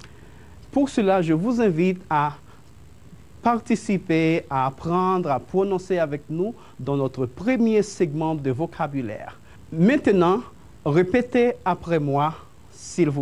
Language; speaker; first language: French; non-native, fluent; Spanish